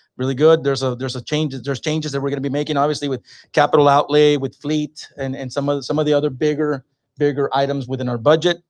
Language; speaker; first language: English; native; English